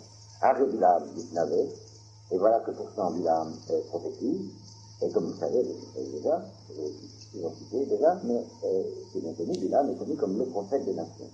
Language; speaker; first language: French; native; French